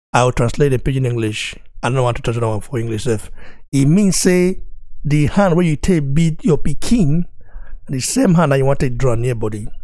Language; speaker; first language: English; non-native, local second language; Bini